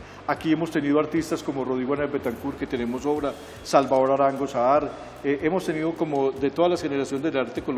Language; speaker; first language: Spanish; native; Spanish